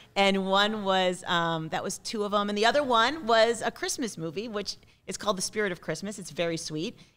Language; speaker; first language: English; native; English